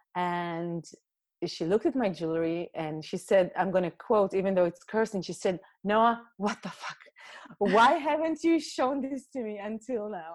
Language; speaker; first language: English; non-native, fluent; Hebrew